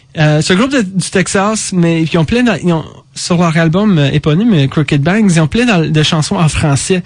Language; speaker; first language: French; native; French